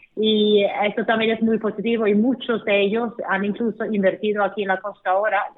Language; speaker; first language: Spanish; non-native, fluent; Swedish